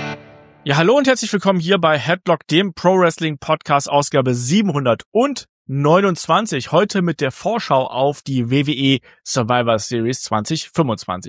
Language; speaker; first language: German; native; German